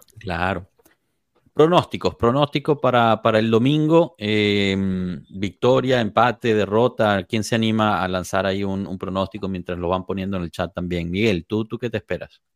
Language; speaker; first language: Spanish; native; Spanish